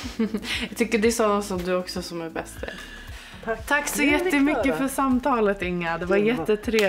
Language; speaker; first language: Swedish; native; Swedish